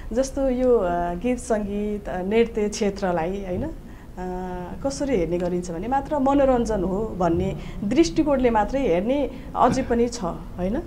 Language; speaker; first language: Nepali; native; Nepali